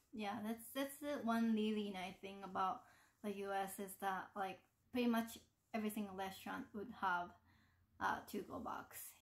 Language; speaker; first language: English; non-native, fluent; Japanese